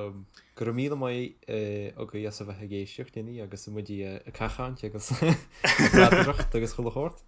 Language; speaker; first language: Irish; non-native, local second language; English